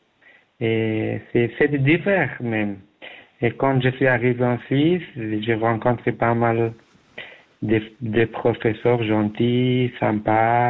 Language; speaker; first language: French; non-native, learner; Persian